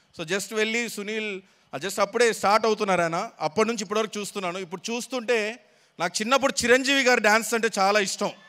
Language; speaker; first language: Telugu; native; Telugu